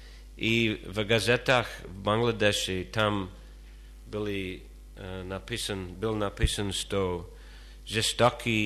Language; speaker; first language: Russian; non-native, fluent; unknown